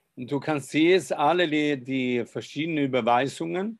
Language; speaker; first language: German; non-native, fluent; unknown